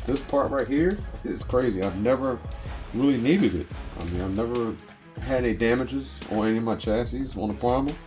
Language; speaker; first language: English; native; English